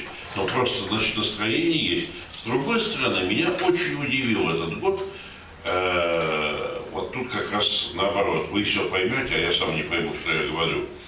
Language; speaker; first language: Russian; native; Russian